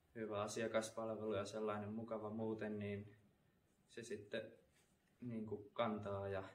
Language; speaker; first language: Finnish; native; Finnish